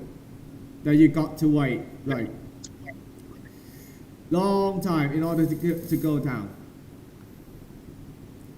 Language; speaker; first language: English; non-native, learner; Thai